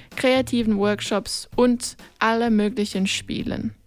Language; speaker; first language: German; non-native, fluent; English